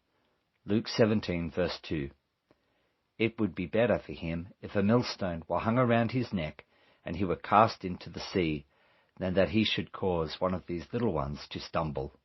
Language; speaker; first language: English; native; English